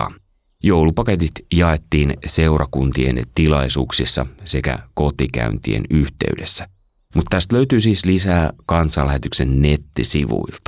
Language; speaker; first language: Finnish; native; Finnish